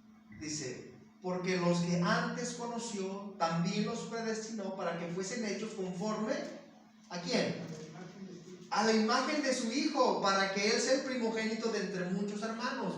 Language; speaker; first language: Spanish; native; Spanish